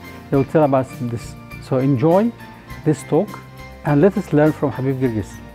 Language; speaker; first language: English; non-native, fluent; Arabic